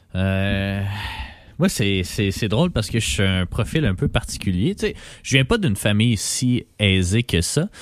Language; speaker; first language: French; native; French